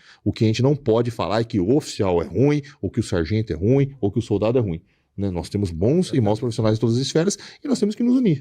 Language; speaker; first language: Portuguese; native; Portuguese